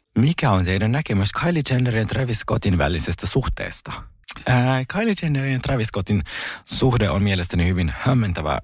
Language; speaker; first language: Finnish; early bilingual, other home language; Russian